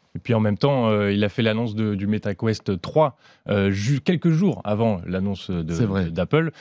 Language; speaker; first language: French; native; French